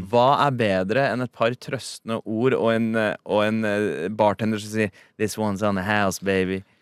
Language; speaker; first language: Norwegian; early bilingual, other home language; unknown